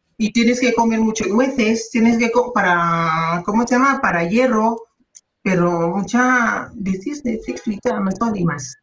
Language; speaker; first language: Spanish; non-native, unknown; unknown